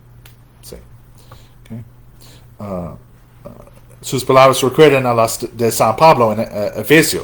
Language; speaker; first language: Spanish; non-native, fluent; English